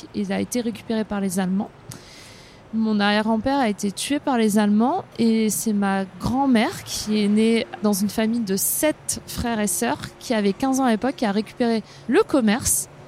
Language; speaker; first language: French; native; French